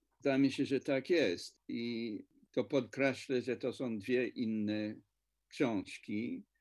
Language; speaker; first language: Polish; non-native, fluent; English